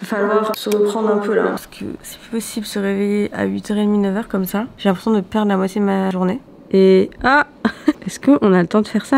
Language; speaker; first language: French; native; French